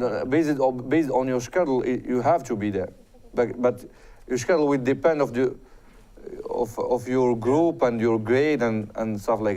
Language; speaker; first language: English; non-native, fluent; Arabic